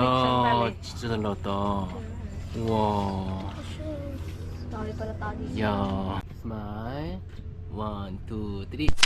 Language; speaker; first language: Korean; native; Korean